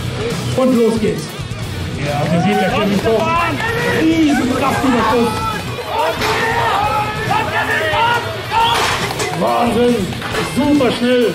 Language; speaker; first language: German; native; German